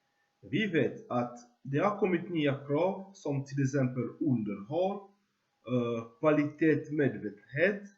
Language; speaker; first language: Swedish; non-native, fluent; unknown